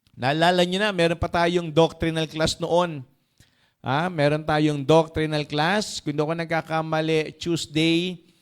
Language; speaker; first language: Filipino; native; Filipino